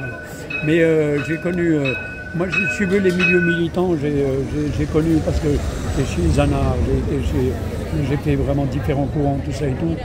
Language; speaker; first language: French; native; French